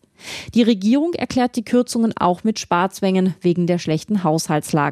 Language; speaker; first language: German; native; German